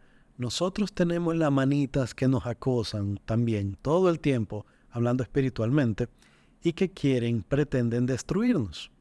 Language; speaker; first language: Spanish; native; Spanish